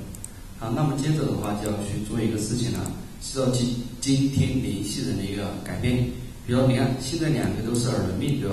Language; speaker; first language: Chinese; native; Chinese